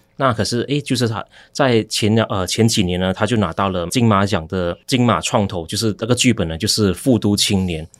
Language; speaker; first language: Chinese; native; Chinese